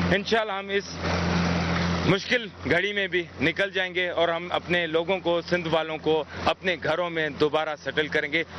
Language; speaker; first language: Urdu; native; Urdu